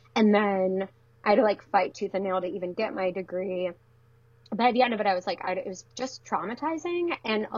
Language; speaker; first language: English; native; English